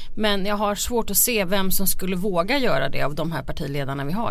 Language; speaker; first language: Swedish; native; Swedish